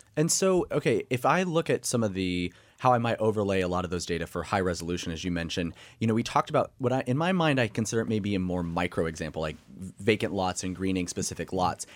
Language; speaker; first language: English; native; English